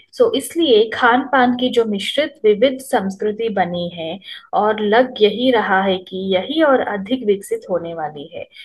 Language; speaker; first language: Hindi; non-native, local second language; Telugu